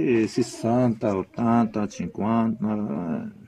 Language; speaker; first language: Italian; non-native, learner; Arabic